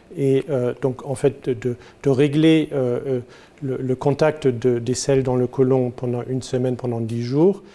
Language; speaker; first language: French; non-native, fluent; German